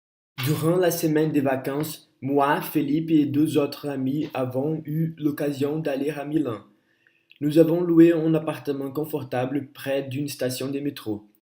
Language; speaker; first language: French; non-native, learner; Portuguese